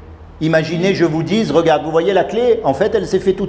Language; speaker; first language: French; native; French